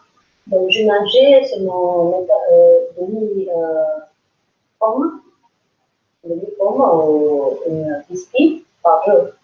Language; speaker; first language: French; non-native, learner; English